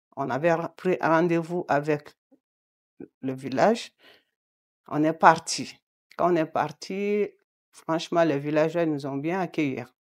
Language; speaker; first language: French; non-native, local second language; Bambara